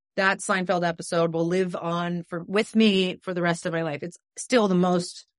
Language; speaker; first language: English; native; English